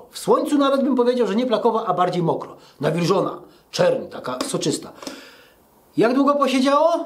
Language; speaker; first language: Polish; native; Polish